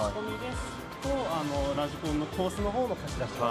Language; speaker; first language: Japanese; native; Japanese